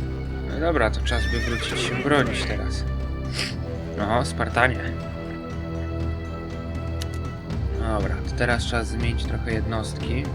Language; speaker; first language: Polish; native; Polish